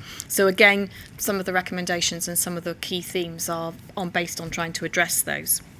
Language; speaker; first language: English; native; English